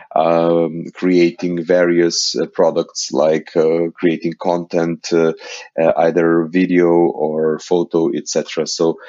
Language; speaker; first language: English; non-native, fluent; Ukrainian